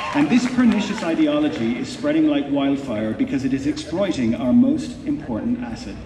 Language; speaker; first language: English; native; English